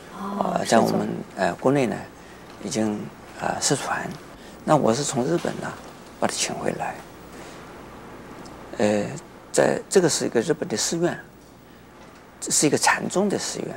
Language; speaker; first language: Chinese; native; Chinese